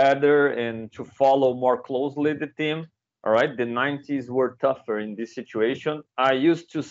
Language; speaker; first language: English; non-native, fluent; Portuguese